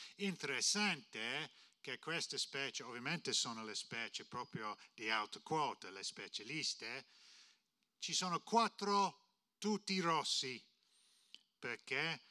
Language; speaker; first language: Italian; non-native, fluent; English